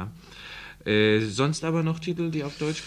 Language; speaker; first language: German; native; German